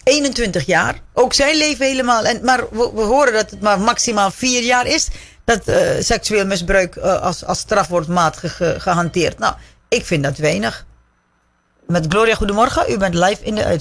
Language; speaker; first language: Dutch; native; Dutch